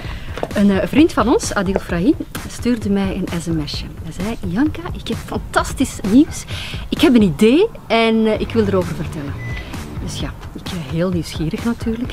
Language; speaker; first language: Dutch; native; Dutch